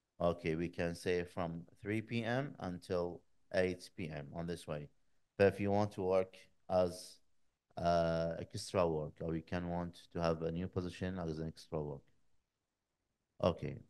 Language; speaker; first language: English; non-native, fluent; Arabic